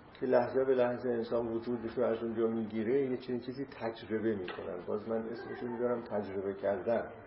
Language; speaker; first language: Persian; non-native, local second language; Azerbaijani